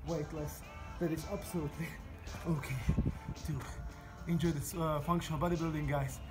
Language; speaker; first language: English; non-native, fluent; Slovak